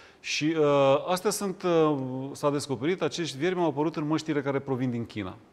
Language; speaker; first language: Romanian; native; Romanian